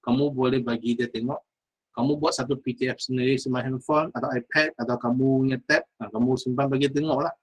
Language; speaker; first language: Malay; non-native, local second language; Chinese